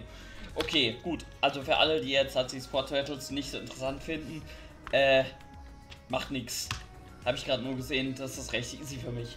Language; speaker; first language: German; native; German